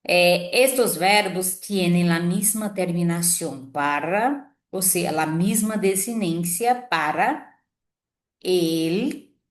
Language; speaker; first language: Spanish; non-native, fluent; Portuguese